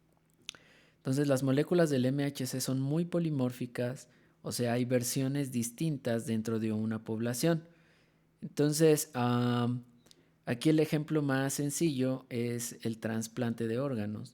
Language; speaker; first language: Spanish; native; Spanish